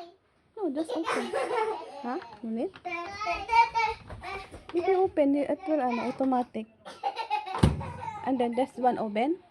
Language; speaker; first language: English; non-native, learner; Filipino